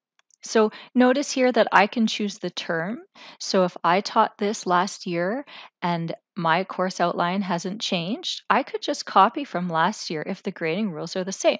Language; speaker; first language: English; native; English